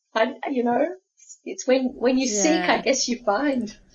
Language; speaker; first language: English; early bilingual, other home language; Spanish